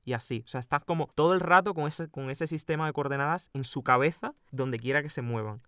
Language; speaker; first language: Spanish; native; Spanish